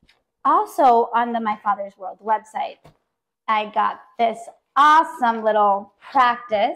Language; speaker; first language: English; native; English